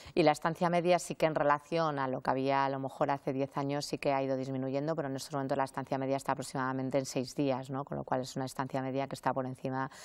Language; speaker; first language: Spanish; native; Spanish